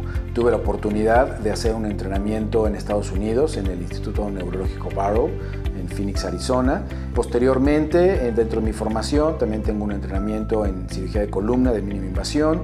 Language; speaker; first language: Spanish; native; Spanish